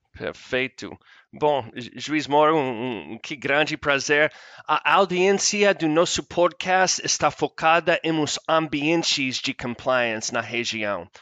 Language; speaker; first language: Portuguese; non-native, fluent; English